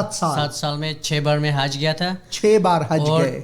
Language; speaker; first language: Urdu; non-native, learner; Hazaragi